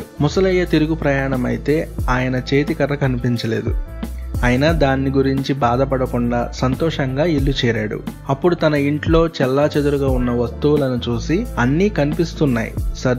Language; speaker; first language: Telugu; native; Telugu